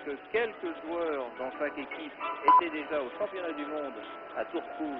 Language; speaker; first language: French; native; French